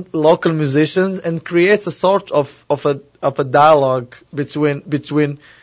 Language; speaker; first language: English; non-native, learner; Arabic